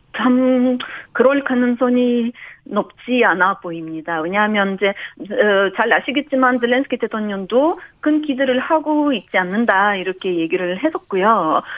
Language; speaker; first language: Korean; non-native, fluent; Ukrainian